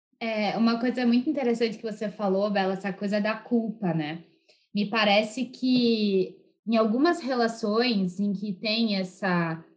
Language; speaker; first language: Portuguese; native; Portuguese